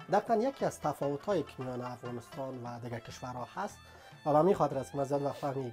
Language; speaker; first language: Persian; native; Persian